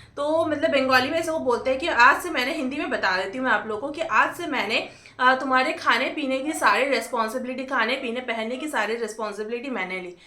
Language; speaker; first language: Hindi; non-native, local second language; Bangla